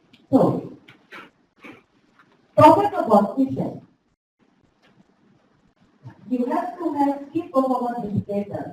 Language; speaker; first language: English; non-native, fluent; Indonesian